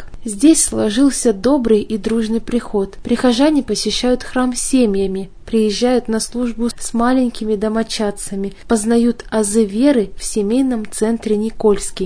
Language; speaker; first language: Russian; native; Russian